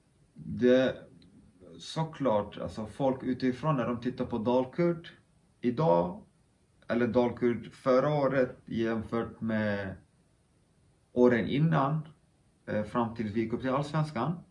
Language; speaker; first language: Swedish; early bilingual, other home language; Kurdish